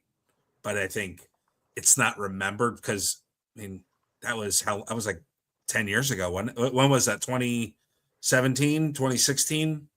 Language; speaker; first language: English; native; English